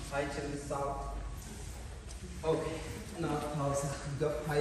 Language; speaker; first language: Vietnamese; non-native, learner; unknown